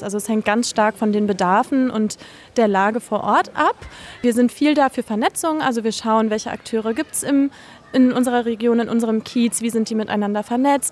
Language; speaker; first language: German; native; German